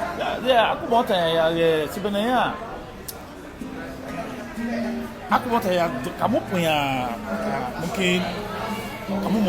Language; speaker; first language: Indonesian; non-native, fluent; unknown